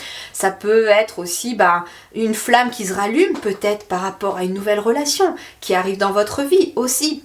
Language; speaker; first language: French; native; French